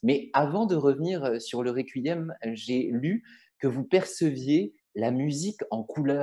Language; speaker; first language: French; native; French